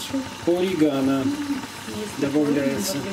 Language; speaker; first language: Russian; native; Russian